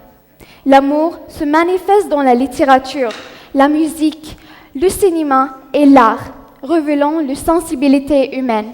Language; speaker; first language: French; non-native, learner; Arabic